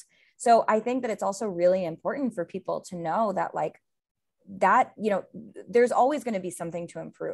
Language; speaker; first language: English; native; English